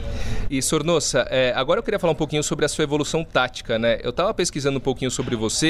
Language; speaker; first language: Portuguese; native; Portuguese